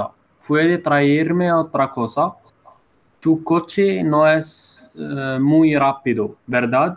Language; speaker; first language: Spanish; non-native, learner; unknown